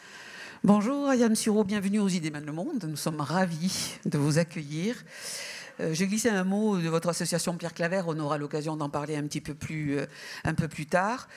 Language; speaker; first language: French; native; French